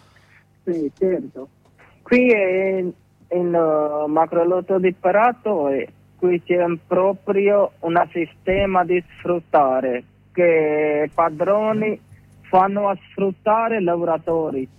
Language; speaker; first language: Italian; non-native, learner; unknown